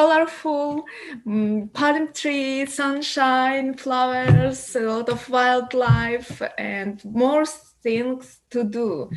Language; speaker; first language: English; non-native, learner; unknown